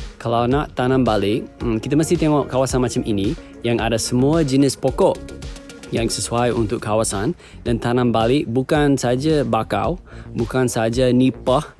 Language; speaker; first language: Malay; non-native, fluent; English